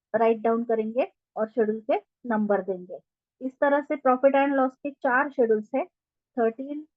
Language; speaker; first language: Hindi; non-native, local second language; Marathi